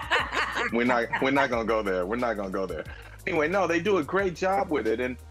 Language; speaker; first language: English; native; English